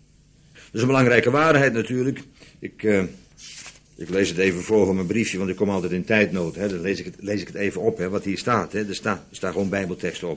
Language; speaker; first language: Dutch; native; Dutch